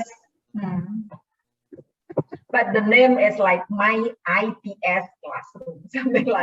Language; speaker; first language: English; non-native, fluent; Indonesian